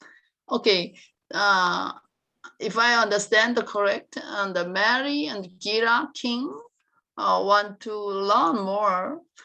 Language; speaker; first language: English; non-native, learner; Korean